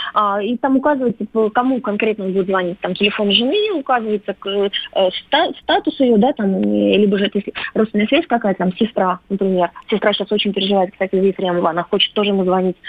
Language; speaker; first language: Russian; native; Russian